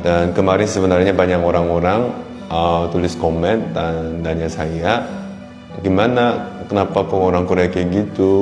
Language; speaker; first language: Indonesian; non-native, fluent; Korean